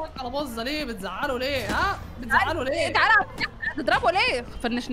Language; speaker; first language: Arabic; native; Arabic